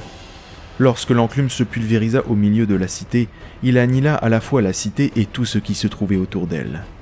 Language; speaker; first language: French; native; French